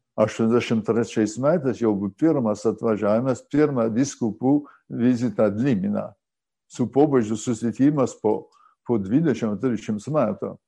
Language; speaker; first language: Lithuanian; early bilingual, heritage; Lithuanian